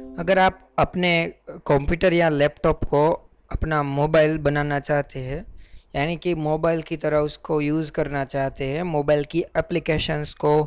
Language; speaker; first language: Hindi; non-native, local second language; Gujarati